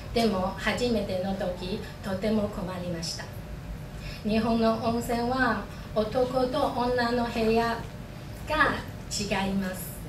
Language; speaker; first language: Japanese; non-native, learner; Chinese